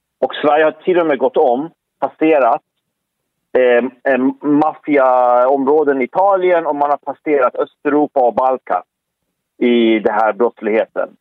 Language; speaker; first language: Swedish; early bilingual, other home language; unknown